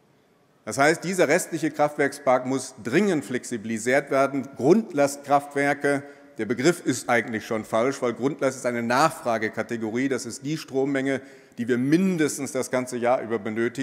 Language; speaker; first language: German; native; German